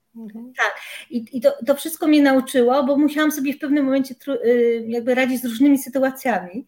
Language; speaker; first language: Polish; native; Polish